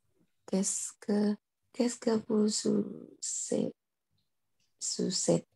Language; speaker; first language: French; non-native, learner; Indonesian